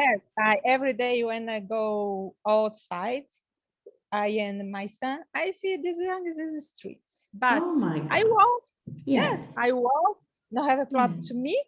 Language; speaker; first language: English; non-native, learner; Portuguese